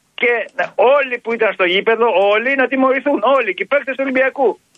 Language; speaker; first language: Greek; non-native, fluent; Polish